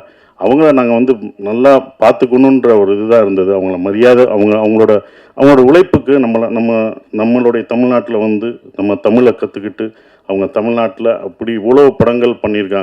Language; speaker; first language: Tamil; native; Tamil